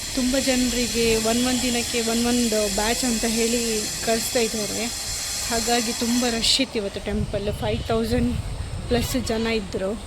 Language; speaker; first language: Kannada; non-native, local second language; Tulu